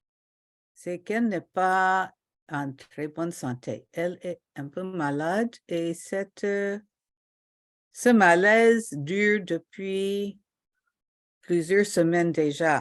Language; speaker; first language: French; non-native, local second language; Haitian Creole